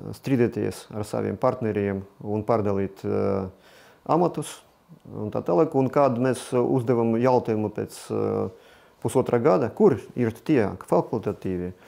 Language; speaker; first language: Latvian; non-native, local second language; Russian